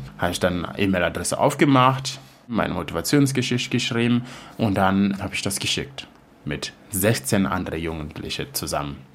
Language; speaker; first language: German; non-native, fluent; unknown